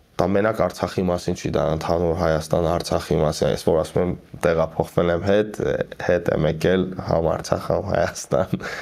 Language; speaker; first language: Armenian; native; Armenian